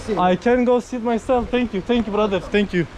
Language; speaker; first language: English; non-native, learner; Turkish